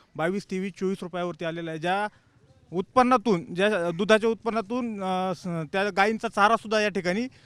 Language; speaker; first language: Marathi; native; Marathi